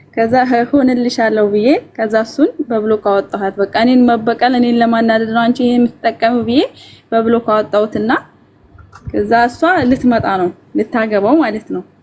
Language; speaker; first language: Amharic; native; Amharic